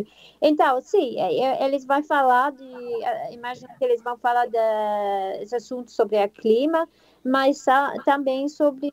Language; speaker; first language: Portuguese; non-native, fluent; English